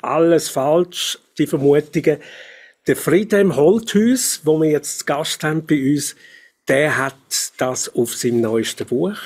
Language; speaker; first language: German; native; German